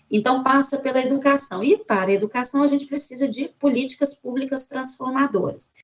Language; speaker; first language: Portuguese; native; Portuguese